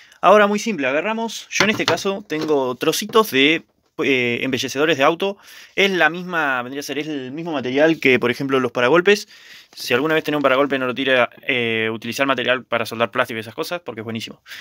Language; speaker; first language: Spanish; native; Spanish